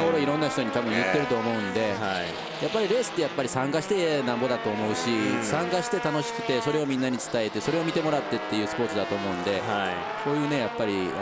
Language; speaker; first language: Japanese; native; Japanese